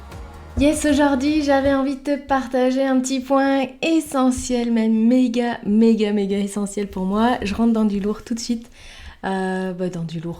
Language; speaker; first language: French; native; French